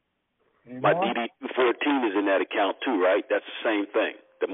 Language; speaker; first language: English; native; English